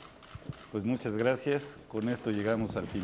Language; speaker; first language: Spanish; native; Spanish